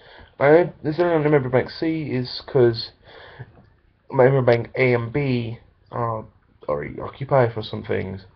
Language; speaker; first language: English; native; English